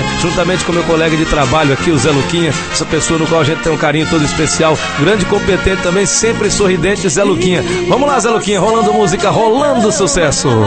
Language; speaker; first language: Portuguese; native; Portuguese